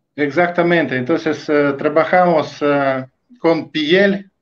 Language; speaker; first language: Spanish; non-native, fluent; Russian